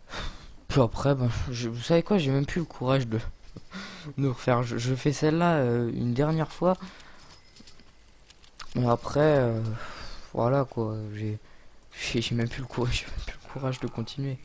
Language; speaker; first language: French; native; French